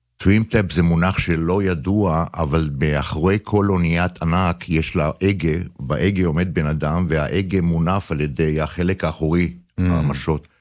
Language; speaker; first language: Hebrew; native; Hebrew